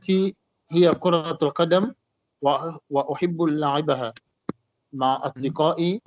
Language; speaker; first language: Arabic; non-native, learner; Comorian